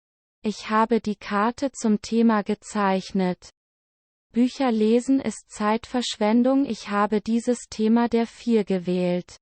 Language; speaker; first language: German; non-native, learner; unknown